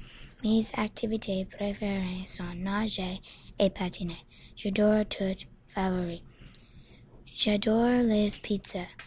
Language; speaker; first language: French; non-native, learner; English